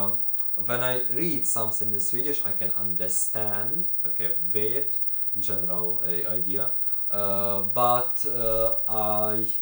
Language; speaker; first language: English; non-native, fluent; Ukrainian